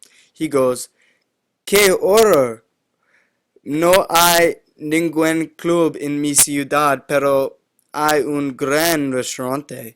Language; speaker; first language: Spanish; non-native, learner; English